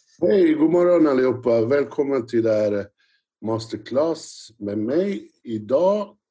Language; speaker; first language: Swedish; non-native, fluent; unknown